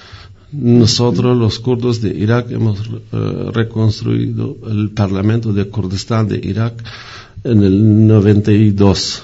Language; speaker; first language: Spanish; non-native, fluent; Kurdish